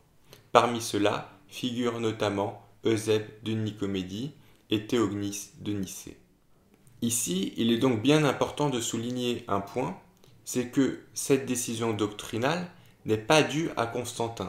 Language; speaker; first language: French; native; French